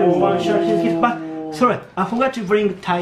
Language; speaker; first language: English; non-native, learner; Japanese